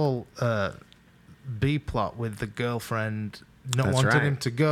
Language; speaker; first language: English; native; English